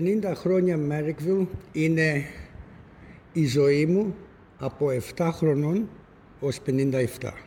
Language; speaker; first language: Greek; early bilingual, other home language; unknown